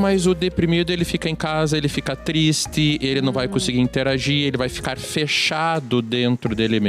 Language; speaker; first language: Portuguese; native; Portuguese